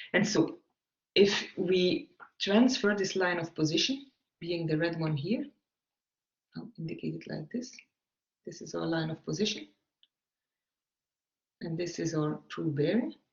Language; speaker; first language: English; non-native, fluent; Dutch